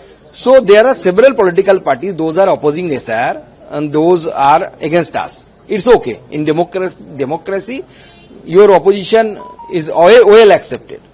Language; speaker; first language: English; non-native, local second language; Bangla